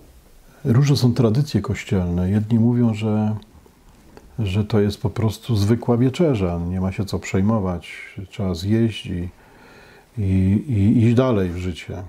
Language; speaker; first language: Polish; native; Polish